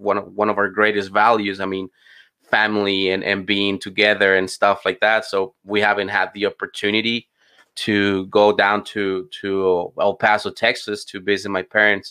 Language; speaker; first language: English; non-native, fluent; Spanish